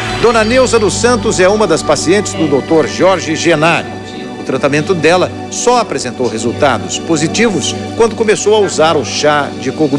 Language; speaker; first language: Portuguese; native; Portuguese